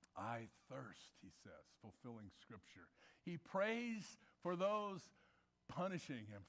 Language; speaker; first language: English; native; English